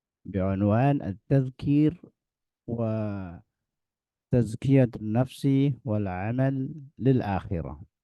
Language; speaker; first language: Arabic; non-native, fluent; Indonesian